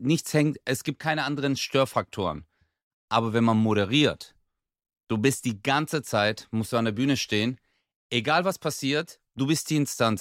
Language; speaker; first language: German; early bilingual, other home language; Turkish